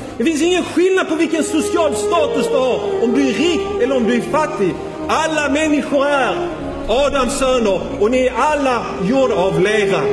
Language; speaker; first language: Swedish; non-native, fluent; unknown